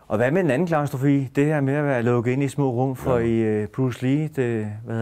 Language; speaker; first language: Danish; native; Danish